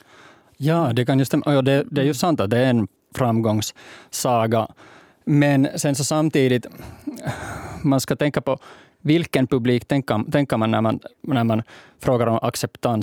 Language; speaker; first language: Swedish; native; Swedish